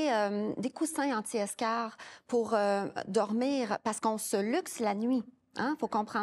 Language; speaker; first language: French; native; French